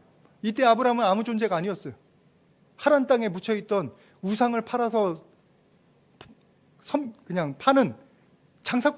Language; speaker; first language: Korean; native; Korean